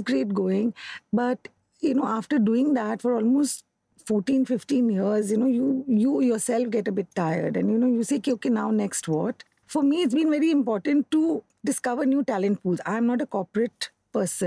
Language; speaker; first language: English; non-native, local second language; Hindi